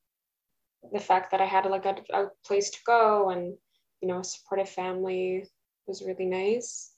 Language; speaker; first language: English; early bilingual, other home language; Russian